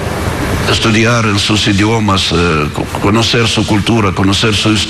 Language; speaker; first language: Spanish; non-native, fluent; Russian